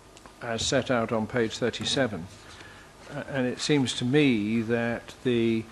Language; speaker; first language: English; native; English